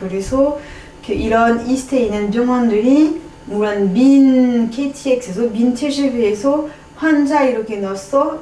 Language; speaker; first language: Korean; non-native, learner; French